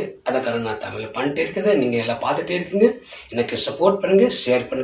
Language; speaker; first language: Tamil; non-native, learner; Hindi